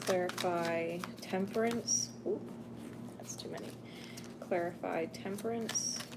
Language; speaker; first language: English; native; English